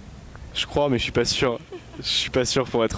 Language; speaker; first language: French; native; French